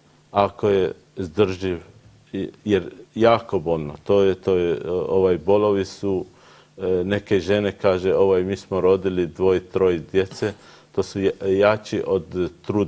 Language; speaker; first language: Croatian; non-native, learner; Arabic